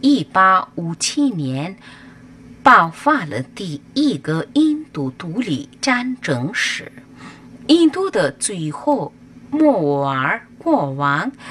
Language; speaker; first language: Chinese; non-native, fluent; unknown